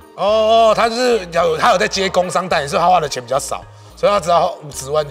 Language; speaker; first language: Chinese; native; Chinese